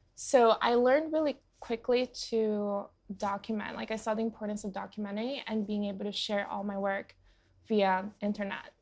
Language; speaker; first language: English; early bilingual, other home language; Portuguese